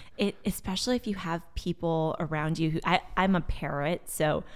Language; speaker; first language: English; early bilingual, other home language; Portuguese